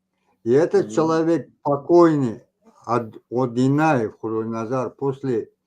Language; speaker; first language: Russian; non-native, local second language; Tajik